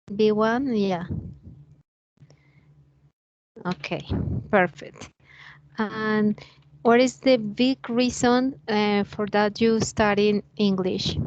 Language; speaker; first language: English; non-native, learner; Spanish